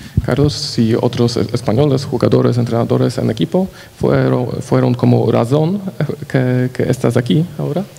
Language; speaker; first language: Spanish; non-native, learner; Polish